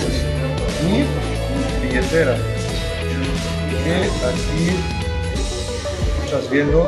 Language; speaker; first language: Spanish; non-native, fluent; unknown